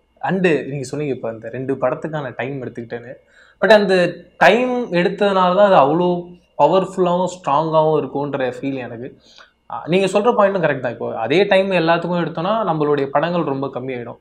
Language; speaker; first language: Tamil; native; Tamil